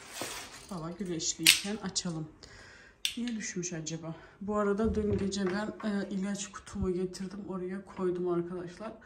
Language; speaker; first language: Turkish; early bilingual, heritage; Turkish